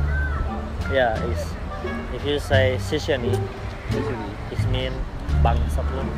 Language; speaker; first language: English; non-native, learner; Indonesian